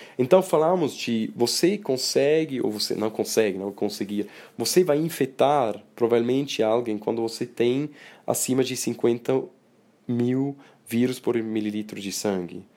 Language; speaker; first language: Portuguese; non-native, fluent; Swiss German